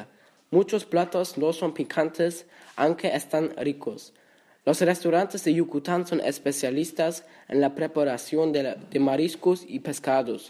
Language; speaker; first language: Spanish; non-native, learner; German